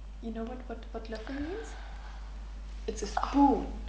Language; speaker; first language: English; non-native, fluent; German